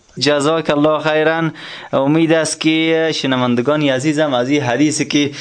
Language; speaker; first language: Persian; native; Persian